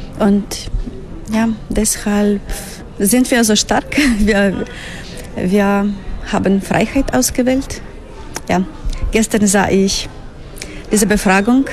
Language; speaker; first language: German; non-native, fluent; Ukrainian